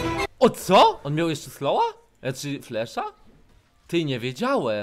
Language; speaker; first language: Polish; native; Polish